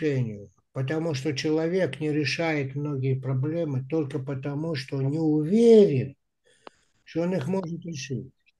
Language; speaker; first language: Russian; native; Russian